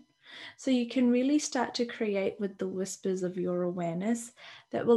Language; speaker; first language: English; native; English